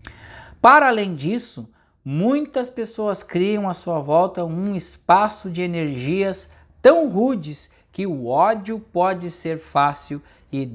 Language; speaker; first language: Portuguese; native; Portuguese